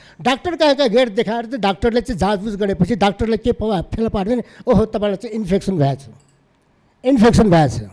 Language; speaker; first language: Nepali; non-native, local second language; Newari